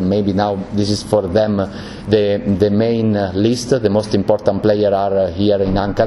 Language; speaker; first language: English; non-native, learner; Italian